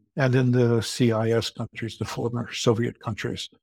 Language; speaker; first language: English; native; English